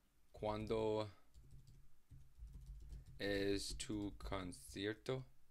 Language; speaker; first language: Spanish; non-native, learner; English